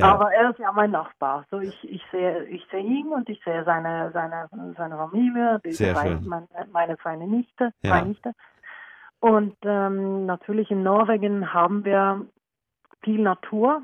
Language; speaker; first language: German; non-native, learner; Norwegian